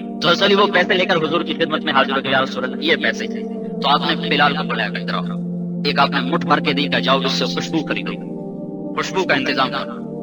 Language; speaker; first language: Urdu; non-native, local second language; Punjabi